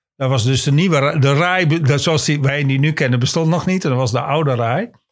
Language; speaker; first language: Dutch; native; Dutch